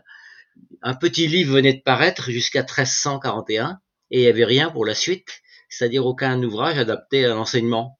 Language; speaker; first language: French; native; French